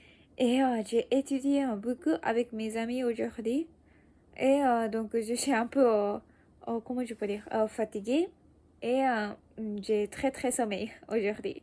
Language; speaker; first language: French; non-native, learner; Japanese